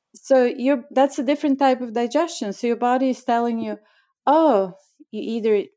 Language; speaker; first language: English; non-native, fluent; Bulgarian